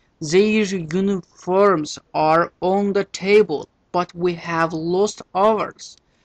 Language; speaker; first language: English; non-native, fluent; Azerbaijani